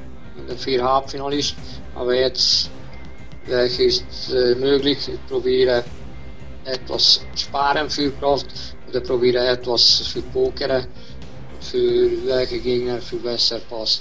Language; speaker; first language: German; non-native, learner; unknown